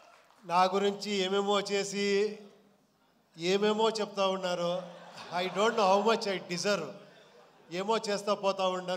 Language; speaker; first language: Telugu; non-native, local second language; Kannada